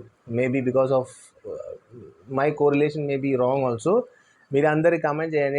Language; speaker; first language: Telugu; non-native, learner; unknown